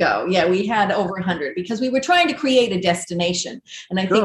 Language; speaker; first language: English; native; English